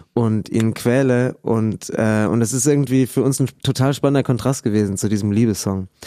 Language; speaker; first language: German; native; German